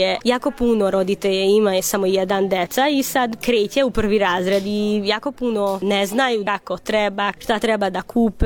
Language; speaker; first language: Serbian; non-native, local second language; Hungarian